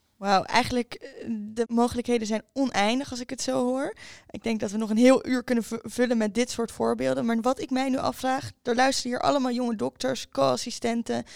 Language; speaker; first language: Dutch; native; Dutch